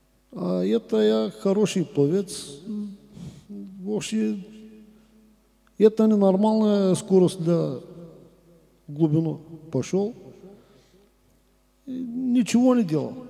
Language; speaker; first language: Russian; non-native, learner; Bulgarian